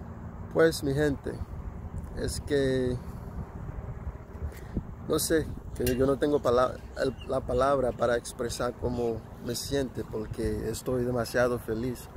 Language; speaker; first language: Spanish; non-native, local second language; Haitian Creole